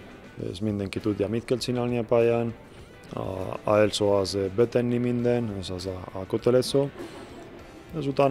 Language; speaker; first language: Hungarian; non-native, fluent; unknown